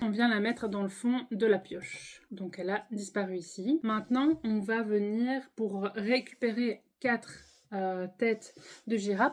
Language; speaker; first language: French; native; French